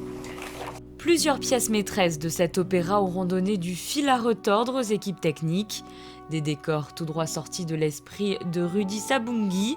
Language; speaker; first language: French; native; French